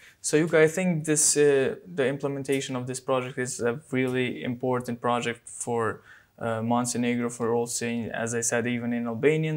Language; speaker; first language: English; non-native, fluent; Albanian